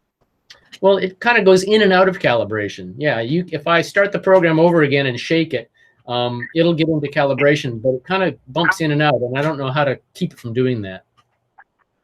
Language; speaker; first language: English; native; English